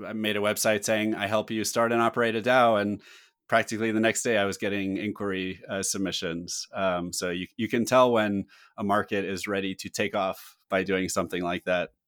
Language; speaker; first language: English; native; English